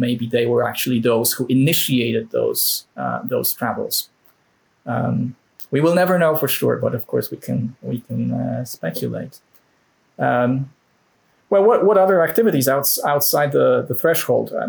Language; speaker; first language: English; non-native, fluent; Polish